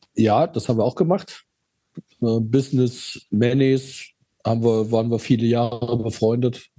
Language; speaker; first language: German; native; German